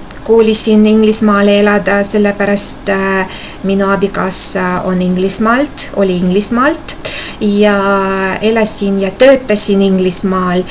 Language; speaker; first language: Estonian; non-native, local second language; Russian